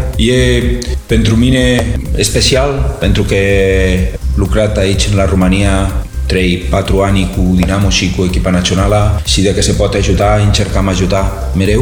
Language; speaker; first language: Romanian; non-native, learner; Spanish